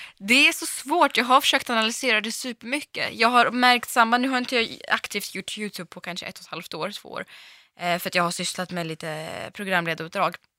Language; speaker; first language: Swedish; early bilingual, other home language; Russian